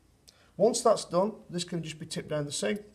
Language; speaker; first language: English; native; English